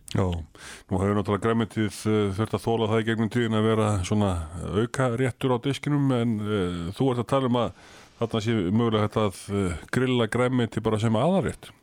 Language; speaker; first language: Icelandic; native; Icelandic